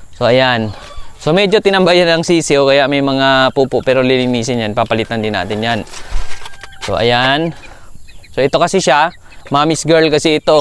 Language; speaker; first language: Filipino; non-native, local second language; Cebuano